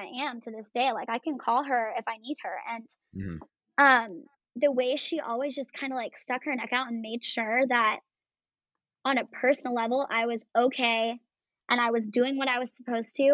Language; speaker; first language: English; native; English